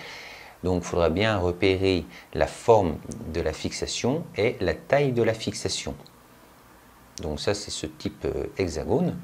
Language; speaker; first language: French; native; French